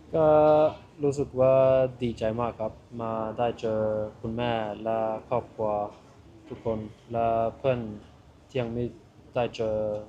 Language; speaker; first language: Thai; early bilingual, heritage; Thai